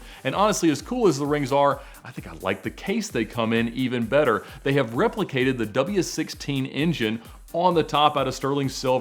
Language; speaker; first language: English; native; English